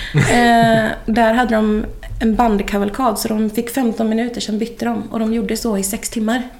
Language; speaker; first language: Swedish; native; Swedish